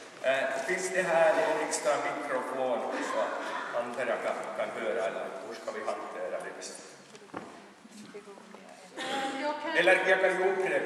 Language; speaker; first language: Swedish; non-native, local second language; Finnish